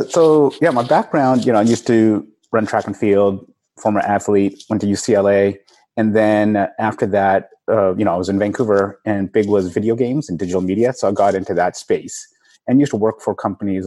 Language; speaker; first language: English; native; English